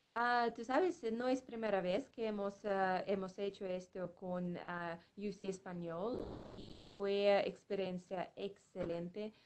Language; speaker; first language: Spanish; non-native, fluent; Russian